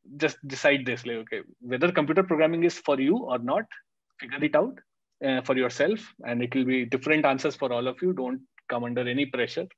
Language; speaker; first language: English; non-native, local second language; Hindi